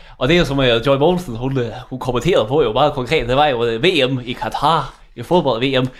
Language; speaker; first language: Danish; native; Danish